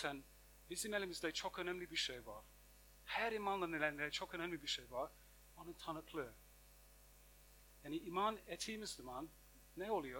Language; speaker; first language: Turkish; non-native, fluent; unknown